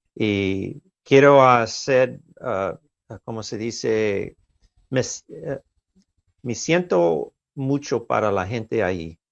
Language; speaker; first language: Spanish; non-native, learner; English